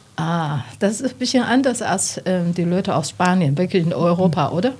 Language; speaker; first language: German; non-native, learner; Chinese